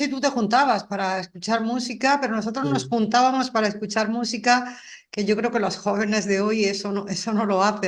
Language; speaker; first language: Spanish; native; Spanish